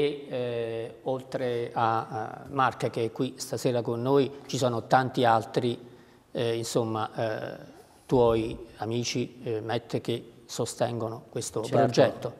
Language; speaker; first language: Italian; native; Italian